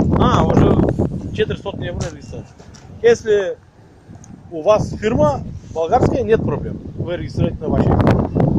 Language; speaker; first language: Russian; non-native, learner; Bulgarian